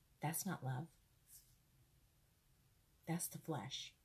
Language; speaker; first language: English; native; English